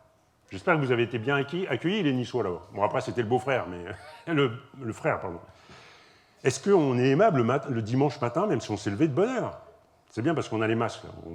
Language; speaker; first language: French; native; French